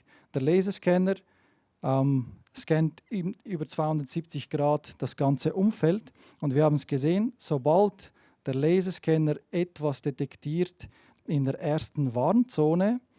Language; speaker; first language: German; native; German